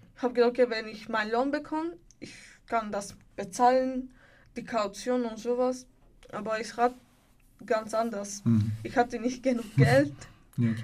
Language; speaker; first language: German; non-native, learner; Bulgarian